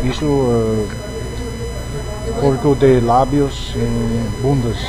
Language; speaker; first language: Portuguese; non-native, learner; English